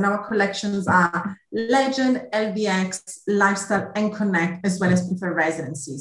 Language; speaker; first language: English; non-native, fluent; Italian